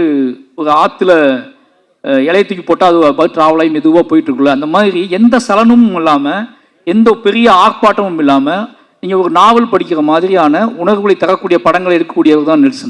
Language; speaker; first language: Tamil; native; Tamil